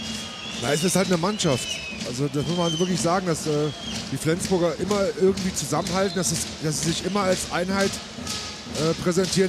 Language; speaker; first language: German; native; German